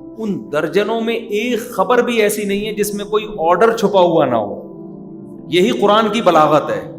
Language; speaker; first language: Urdu; native; Urdu